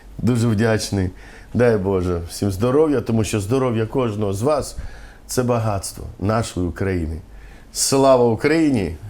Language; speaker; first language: Ukrainian; non-native, local second language; Romany